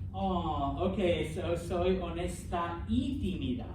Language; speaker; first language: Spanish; non-native, fluent; English